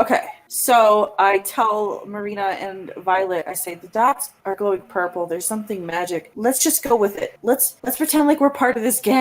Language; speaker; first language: English; native; English